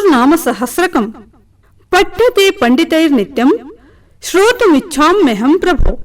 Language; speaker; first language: Kannada; native; Kannada